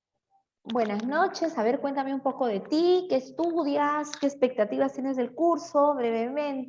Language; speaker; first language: Spanish; native; Spanish